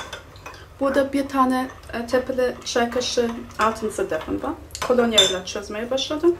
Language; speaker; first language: Turkish; non-native, fluent; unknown